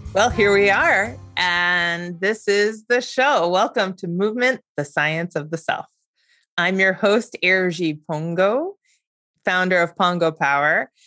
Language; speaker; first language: English; native; English